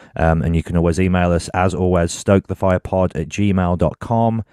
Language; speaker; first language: English; native; English